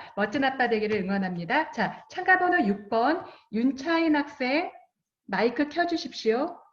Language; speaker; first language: Korean; native; Korean